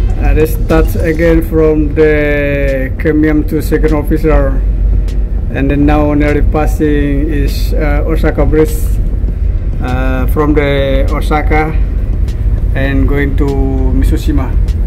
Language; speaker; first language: English; non-native, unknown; Indonesian